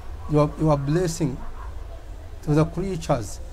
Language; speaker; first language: English; non-native, local second language; Ganda